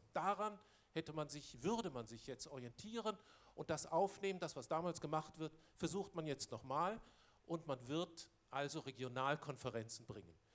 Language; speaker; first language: German; non-native, local second language; Luxembourgish